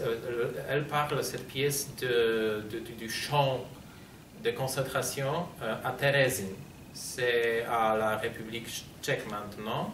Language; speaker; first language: French; non-native, fluent; Polish